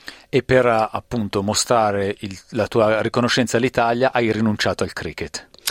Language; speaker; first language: Italian; native; Italian